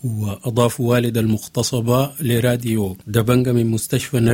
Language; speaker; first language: Arabic; native; Arabic